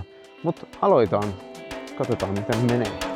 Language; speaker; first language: Finnish; non-native, fluent; Swedish